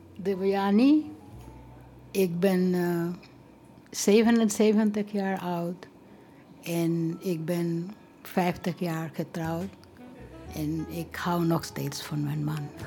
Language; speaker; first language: Dutch; non-native, fluent; Bangla